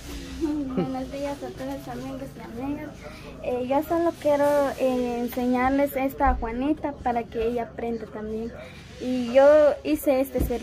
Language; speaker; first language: Spanish; non-native, local second language; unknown